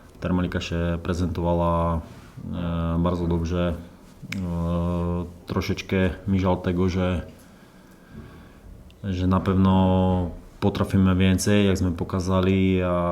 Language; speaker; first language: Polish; non-native, learner; Slovak